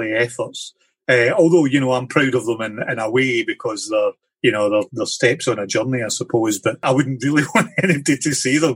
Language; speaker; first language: English; native; English